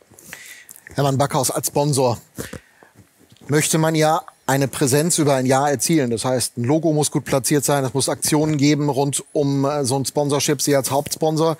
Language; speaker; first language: German; native; German